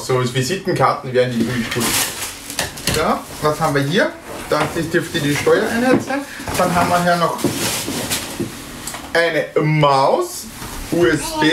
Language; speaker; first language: German; native; German